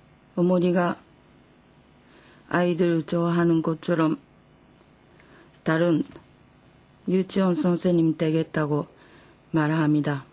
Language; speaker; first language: Korean; non-native, fluent; Japanese